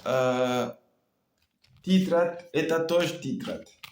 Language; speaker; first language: Russian; non-native, learner; French